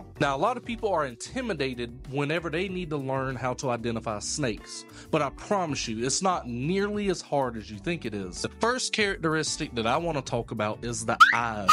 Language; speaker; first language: English; native; English